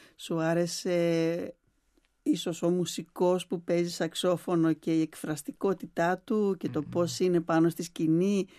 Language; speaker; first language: Greek; native; Greek